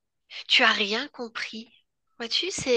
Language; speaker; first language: French; native; French